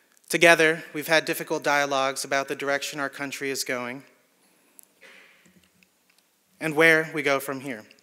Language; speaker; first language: English; early bilingual, other home language; Spanish